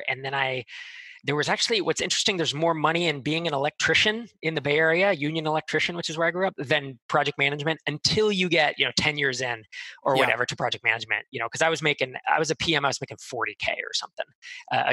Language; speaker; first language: English; native; English